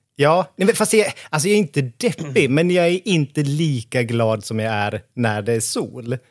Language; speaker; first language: Swedish; native; Swedish